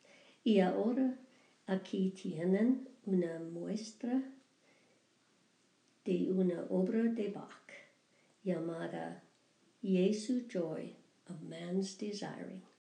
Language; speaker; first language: Spanish; non-native, learner; English